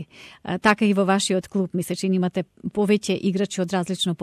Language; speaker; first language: Macedonian; native; Macedonian